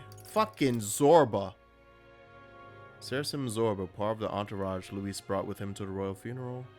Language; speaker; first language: English; native; English